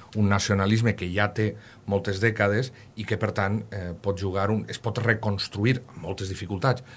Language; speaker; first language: Catalan; native; Catalan